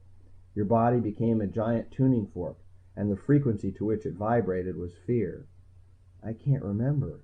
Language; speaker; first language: English; native; English